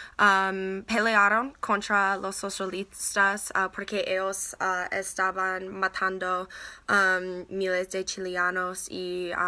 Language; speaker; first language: Spanish; non-native, learner; English